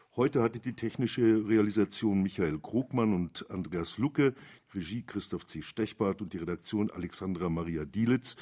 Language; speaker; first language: German; native; German